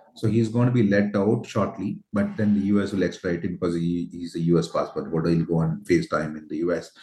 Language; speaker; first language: English; non-native, local second language; Tamil